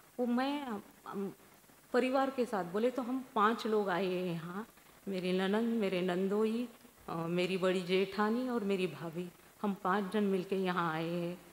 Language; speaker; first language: Hindi; non-native, local second language; Marathi